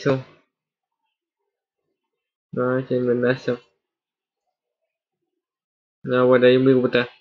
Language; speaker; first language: Spanish; non-native, learner; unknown